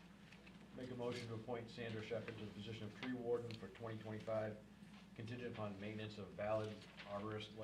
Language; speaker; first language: English; native; English